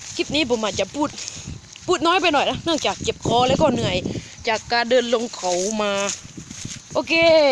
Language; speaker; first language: Thai; native; Thai